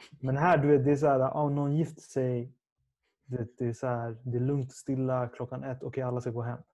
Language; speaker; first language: Swedish; early bilingual, other home language; Persian